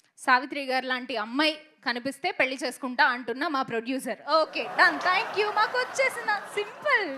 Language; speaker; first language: Telugu; native; Telugu